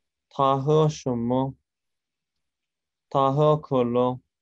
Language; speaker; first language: Chinese; non-native, learner; Korean